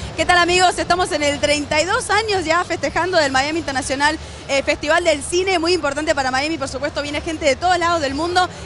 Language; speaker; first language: Spanish; native; Spanish